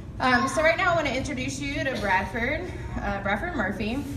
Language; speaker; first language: English; native; English